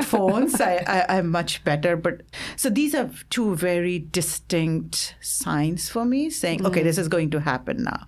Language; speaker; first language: English; non-native, local second language; Assamese